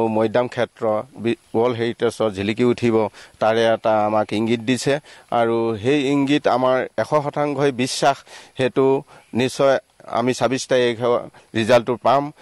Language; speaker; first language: Assamese; native; Assamese